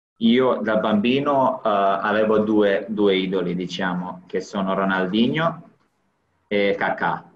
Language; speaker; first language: Italian; non-native, fluent; Serbian